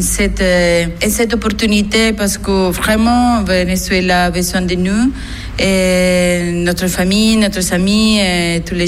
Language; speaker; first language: French; non-native, learner; Spanish